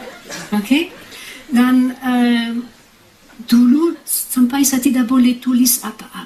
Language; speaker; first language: Indonesian; non-native, fluent; French